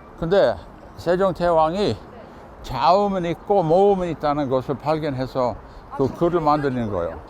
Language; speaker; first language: Korean; non-native, fluent; English